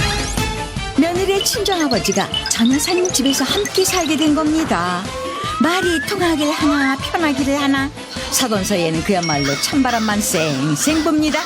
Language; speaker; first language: Korean; native; Korean